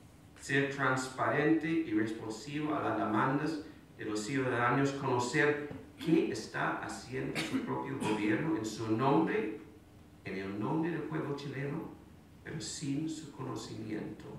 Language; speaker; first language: Spanish; non-native, fluent; English